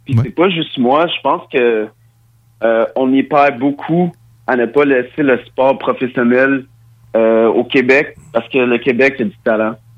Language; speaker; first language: French; early bilingual, other home language; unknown